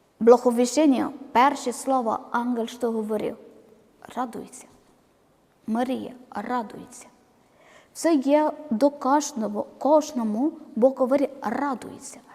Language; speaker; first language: Ukrainian; non-native, learner; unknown